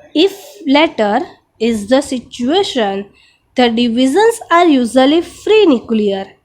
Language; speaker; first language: English; non-native, local second language; Gujarati